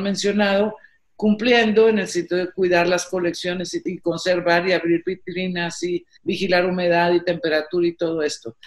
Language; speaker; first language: Spanish; native; Spanish